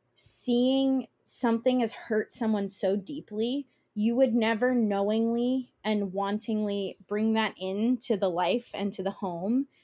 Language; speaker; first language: English; early bilingual, other home language; Italian